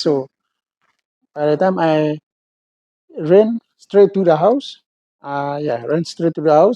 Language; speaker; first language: English; non-native, learner; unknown